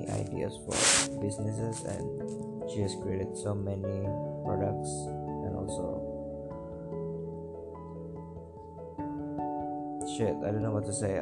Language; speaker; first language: English; non-native, fluent; Indonesian